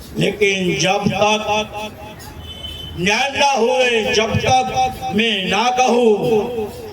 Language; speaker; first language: Hindi; non-native, local second language; Gujarati